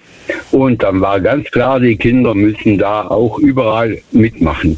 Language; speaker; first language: German; native; German